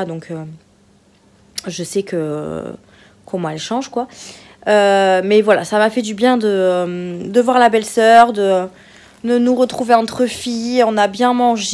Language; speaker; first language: French; native; French